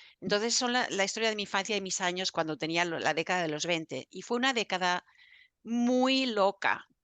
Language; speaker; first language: Spanish; native; Spanish